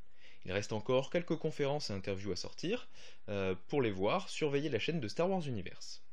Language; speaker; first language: French; native; French